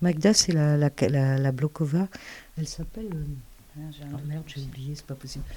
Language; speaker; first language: French; early bilingual, other home language; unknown